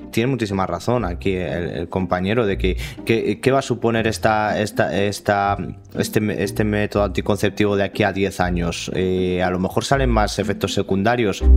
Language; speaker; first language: Spanish; native; Spanish